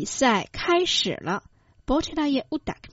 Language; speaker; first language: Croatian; non-native, fluent; Chinese